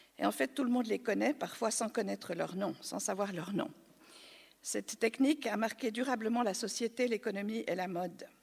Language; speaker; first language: French; native; French